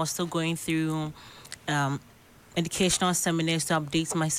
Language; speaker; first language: English; non-native, local second language; Akan